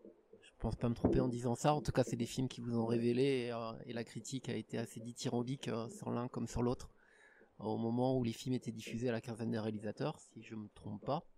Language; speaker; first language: French; native; French